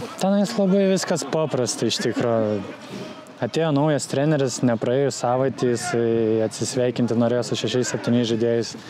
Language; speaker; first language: Lithuanian; native; Lithuanian